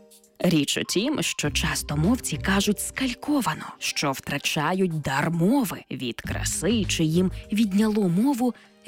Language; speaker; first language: Ukrainian; native; Ukrainian